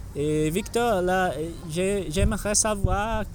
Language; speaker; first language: French; non-native, learner; Portuguese